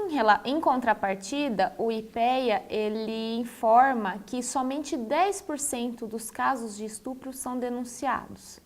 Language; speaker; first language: Portuguese; native; Portuguese